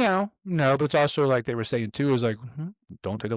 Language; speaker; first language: English; native; English